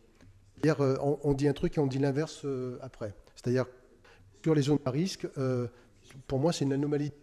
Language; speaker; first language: French; native; French